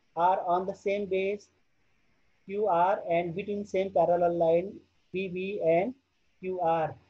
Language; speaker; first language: English; non-native, local second language; Nepali